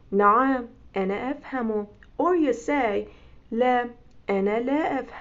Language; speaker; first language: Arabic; non-native, fluent; Persian